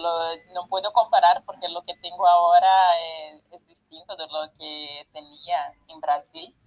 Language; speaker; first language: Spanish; non-native, fluent; Portuguese